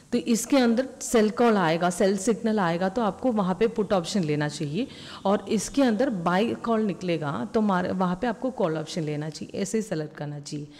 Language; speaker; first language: Hindi; non-native, local second language; Malayalam